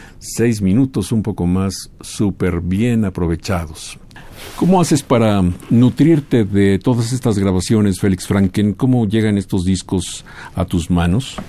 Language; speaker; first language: Spanish; native; Spanish